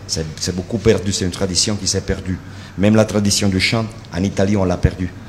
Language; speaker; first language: French; non-native, fluent; Italian